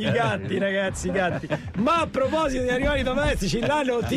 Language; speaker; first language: Italian; native; Italian